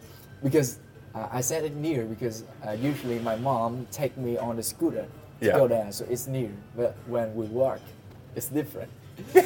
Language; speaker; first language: English; non-native, learner; Vietnamese